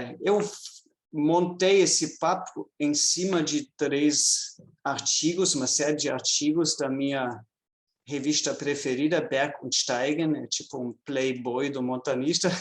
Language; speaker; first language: Portuguese; non-native, fluent; German